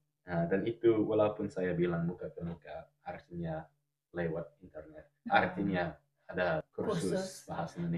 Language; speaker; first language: Indonesian; non-native, fluent; English